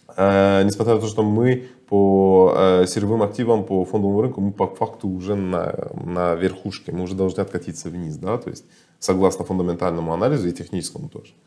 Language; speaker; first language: Russian; non-native, fluent; Persian